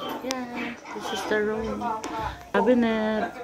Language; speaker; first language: English; non-native, local second language; Filipino